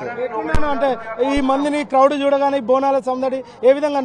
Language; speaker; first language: Telugu; native; Telugu